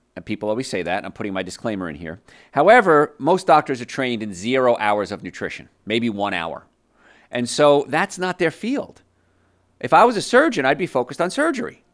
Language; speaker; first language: English; early bilingual, other home language; Italian